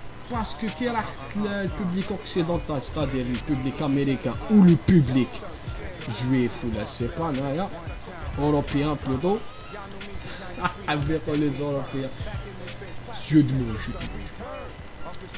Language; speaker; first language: French; non-native, local second language; Arabic